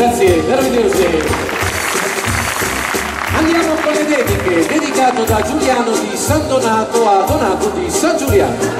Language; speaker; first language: Italian; native; Italian